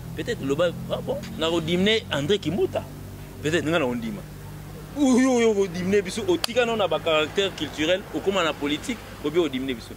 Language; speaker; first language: Lingala; native; Lingala